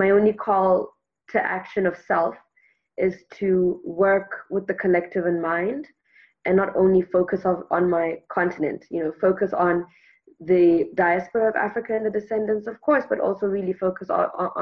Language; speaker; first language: English; non-native, local second language; Tswana